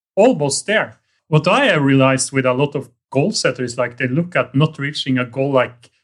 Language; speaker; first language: English; non-native, fluent; Norwegian